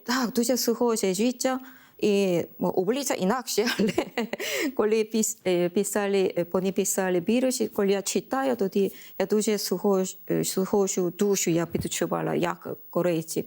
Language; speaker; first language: Ukrainian; non-native, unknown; Korean